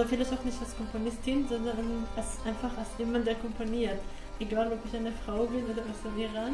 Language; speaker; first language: German; non-native, fluent; Persian